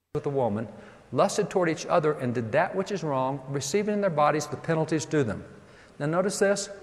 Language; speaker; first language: English; native; English